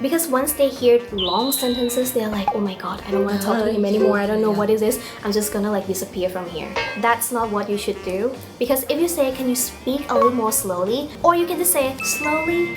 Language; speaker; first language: English; early bilingual, other home language; Thai